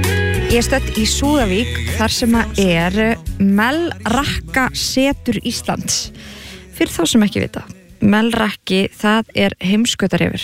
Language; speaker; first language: Icelandic; native; Icelandic